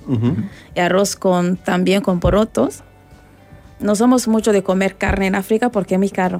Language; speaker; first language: Spanish; non-native, fluent; Rundi